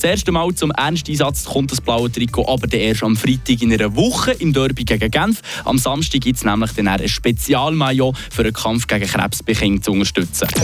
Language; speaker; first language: German; native; German